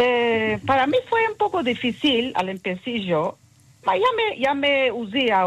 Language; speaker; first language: Spanish; early bilingual, heritage; Ladino